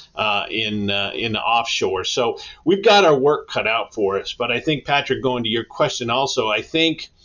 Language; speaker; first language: English; native; English